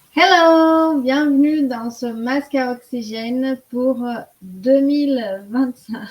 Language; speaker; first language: French; non-native, fluent; Portuguese